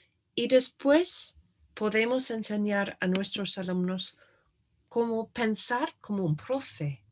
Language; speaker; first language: Spanish; non-native, fluent; English